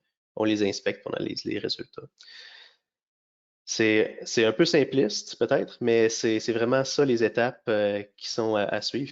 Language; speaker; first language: French; native; French